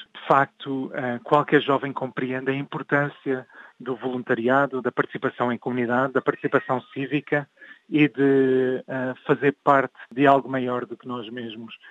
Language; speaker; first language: Portuguese; early bilingual, other home language; English